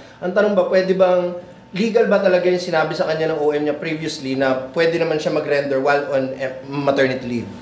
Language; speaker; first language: Filipino; native; Filipino